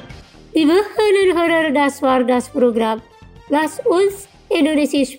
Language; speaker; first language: German; non-native, fluent; Indonesian